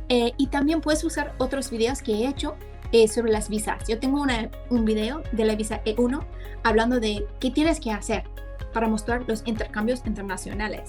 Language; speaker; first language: Spanish; non-native, fluent; English